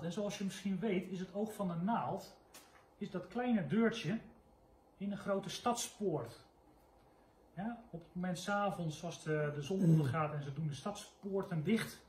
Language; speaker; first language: Dutch; native; Dutch